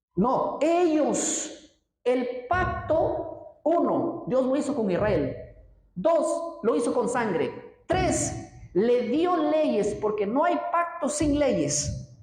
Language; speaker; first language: Spanish; native; Spanish